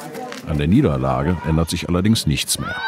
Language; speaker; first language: German; native; German